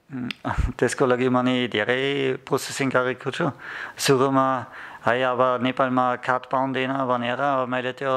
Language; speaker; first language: Nepali; non-native, learner; German